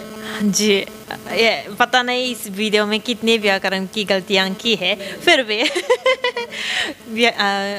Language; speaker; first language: Hindi; non-native, fluent; Japanese